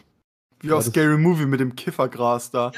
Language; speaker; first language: German; native; German